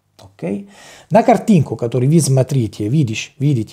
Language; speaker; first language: Russian; non-native, learner; Italian